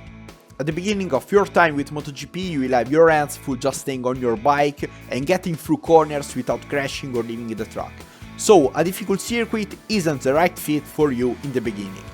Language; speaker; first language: English; non-native, fluent; German